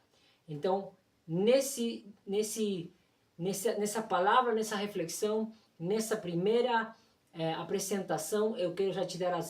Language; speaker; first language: Portuguese; non-native, fluent; Spanish